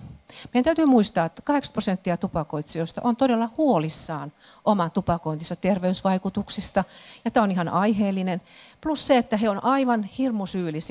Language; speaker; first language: Finnish; native; Finnish